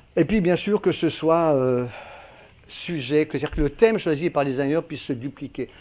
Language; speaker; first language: French; native; French